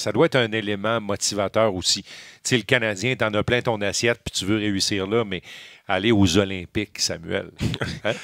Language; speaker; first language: French; native; French